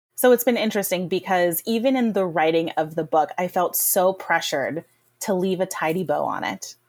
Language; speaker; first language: English; native; English